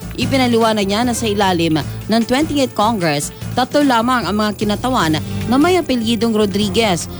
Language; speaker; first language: Filipino; non-native, local second language; Cebuano